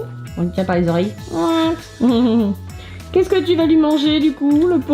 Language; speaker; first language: French; native; French